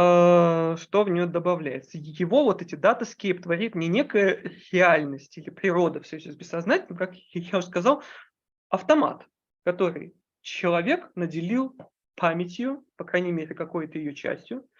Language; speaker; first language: Russian; native; Russian